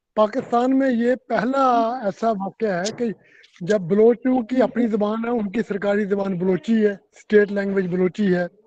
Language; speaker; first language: Hindi; non-native, local second language; Punjabi